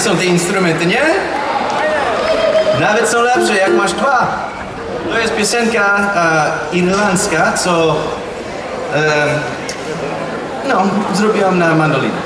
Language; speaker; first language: Polish; non-native, learner; English